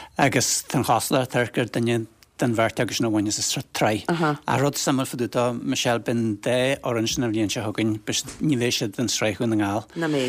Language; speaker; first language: Irish; native; Irish